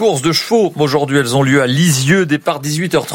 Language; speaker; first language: French; native; French